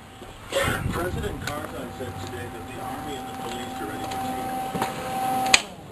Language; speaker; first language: English; native; English